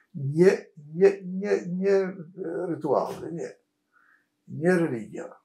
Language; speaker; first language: Polish; native; Polish